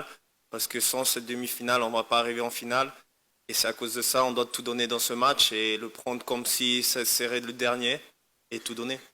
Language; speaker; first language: French; non-native, fluent; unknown